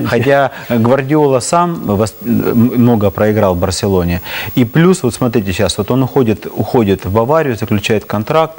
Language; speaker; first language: Russian; native; Russian